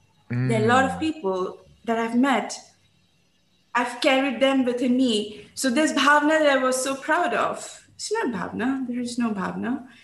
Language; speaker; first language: English; non-native, local second language; Bangla